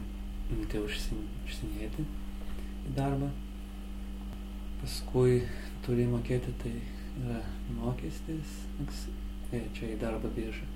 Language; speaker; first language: Lithuanian; non-native, learner; Azerbaijani